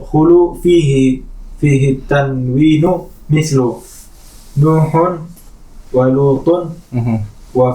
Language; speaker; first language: Arabic; non-native, learner; Indonesian